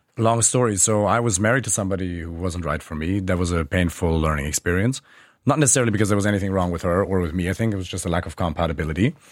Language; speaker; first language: English; non-native, fluent; German